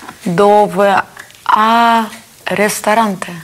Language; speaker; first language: Italian; non-native, learner; Russian